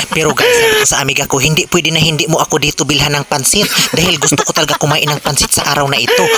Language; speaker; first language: Filipino; native; Filipino